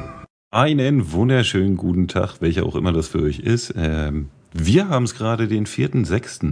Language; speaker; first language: German; native; German